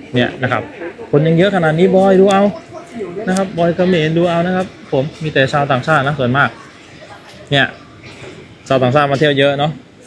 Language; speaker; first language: Thai; native; Thai